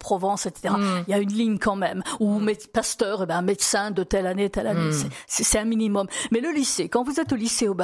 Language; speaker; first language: French; native; French